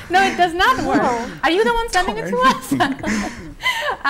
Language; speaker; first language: English; early bilingual, other home language; Bangla